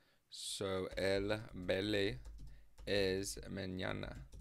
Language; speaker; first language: Spanish; non-native, learner; English